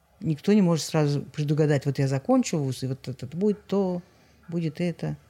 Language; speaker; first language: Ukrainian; non-native, local second language; Russian